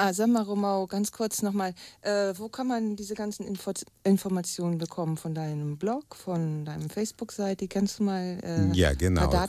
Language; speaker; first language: German; native; German